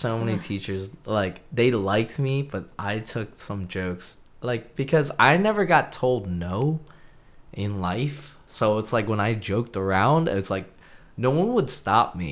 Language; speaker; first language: English; native; English